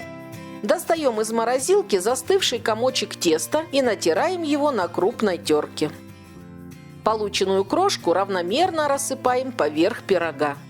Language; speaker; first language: Russian; native; Russian